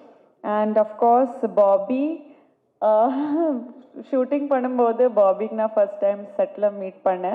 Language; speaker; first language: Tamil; non-native, fluent; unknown